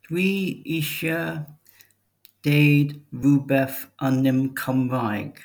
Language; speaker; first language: Welsh; non-native, learner; English